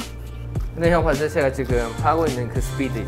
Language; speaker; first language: Korean; non-native, fluent; Thai